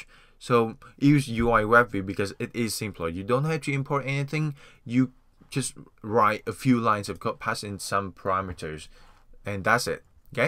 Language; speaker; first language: English; non-native, fluent; Vietnamese